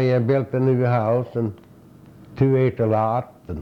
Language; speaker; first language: English; non-native, fluent; Swedish